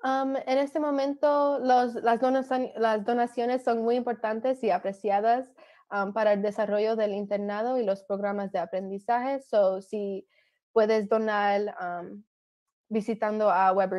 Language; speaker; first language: Spanish; early bilingual, other home language; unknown